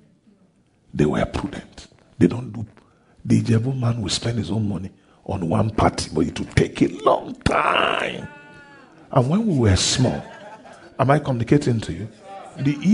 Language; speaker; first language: English; non-native, local second language; Yoruba